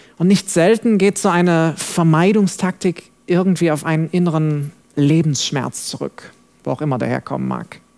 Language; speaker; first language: German; non-native, fluent; English